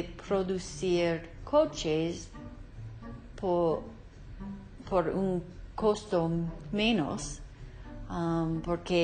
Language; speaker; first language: Spanish; non-native, learner; English